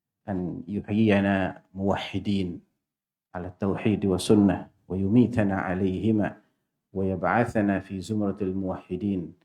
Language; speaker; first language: Arabic; non-native, fluent; Indonesian